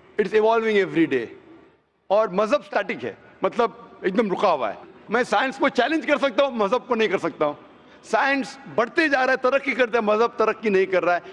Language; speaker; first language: Hindi; non-native, local second language; Konkani